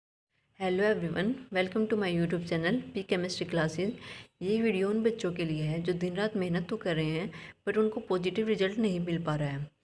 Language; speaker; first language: Hindi; native; Hindi